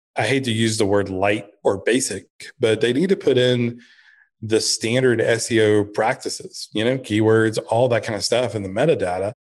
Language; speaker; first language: English; native; English